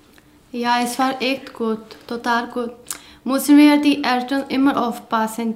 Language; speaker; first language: German; non-native, learner; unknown